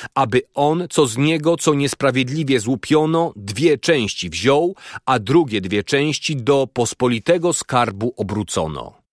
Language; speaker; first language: Polish; native; Polish